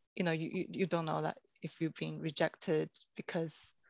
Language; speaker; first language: English; non-native, fluent; Chinese